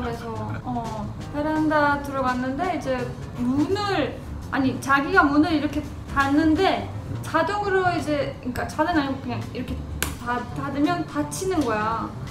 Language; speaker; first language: Korean; non-native, fluent; Romanian